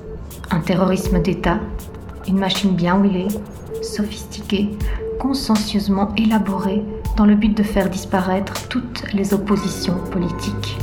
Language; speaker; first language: French; native; French